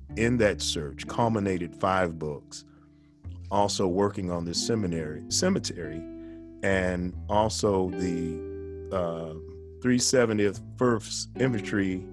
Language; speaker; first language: English; native; English